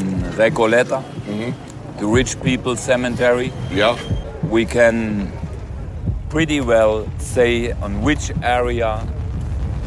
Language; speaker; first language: English; non-native, fluent; German